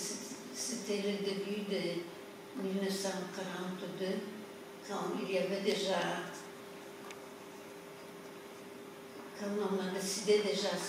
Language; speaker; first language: French; non-native, fluent; Polish